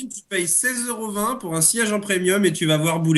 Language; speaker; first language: French; native; French